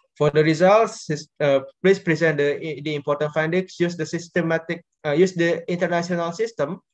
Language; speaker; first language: English; non-native, learner; Indonesian